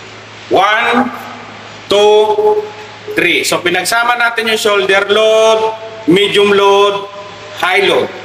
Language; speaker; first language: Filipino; native; Filipino